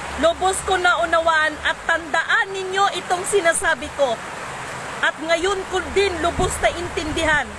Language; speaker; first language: Filipino; non-native, local second language; Cebuano